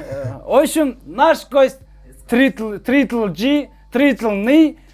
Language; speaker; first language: Russian; non-native, learner; Kazakh